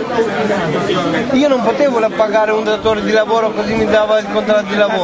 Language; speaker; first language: Italian; non-native, fluent; Albanian